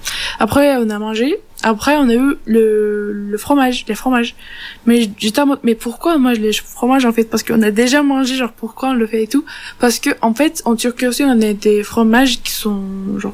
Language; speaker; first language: French; non-native, learner; Turkish